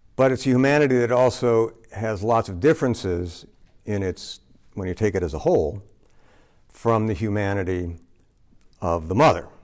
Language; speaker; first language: English; native; English